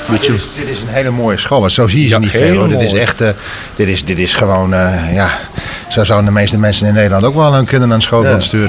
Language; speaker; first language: Dutch; native; Dutch